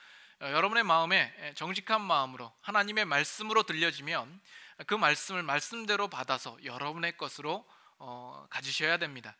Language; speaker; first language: Korean; native; Korean